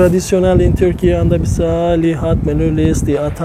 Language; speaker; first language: Indonesian; non-native, learner; Turkish